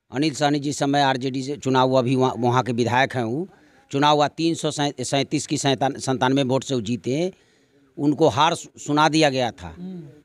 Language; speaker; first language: Hindi; native; Hindi